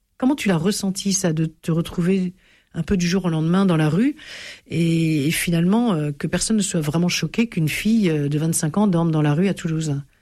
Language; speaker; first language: French; native; French